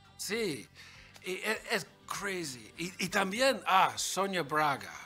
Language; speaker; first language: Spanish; early bilingual, other home language; English